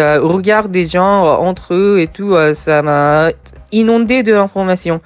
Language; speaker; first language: French; non-native, fluent; Japanese